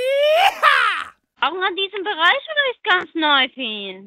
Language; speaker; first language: German; non-native, learner; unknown